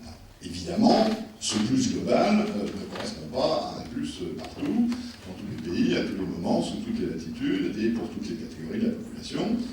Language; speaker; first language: French; native; French